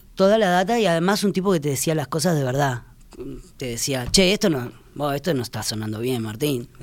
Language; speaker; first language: Spanish; native; Spanish